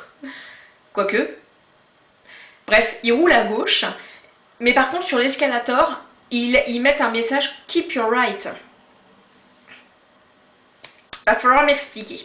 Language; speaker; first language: French; native; French